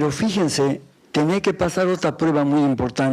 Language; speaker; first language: Spanish; native; Spanish